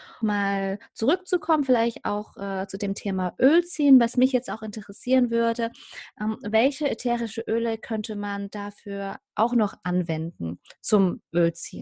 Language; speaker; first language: German; native; German